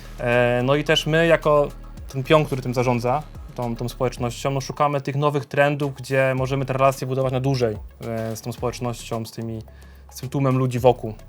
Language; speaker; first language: Polish; native; Polish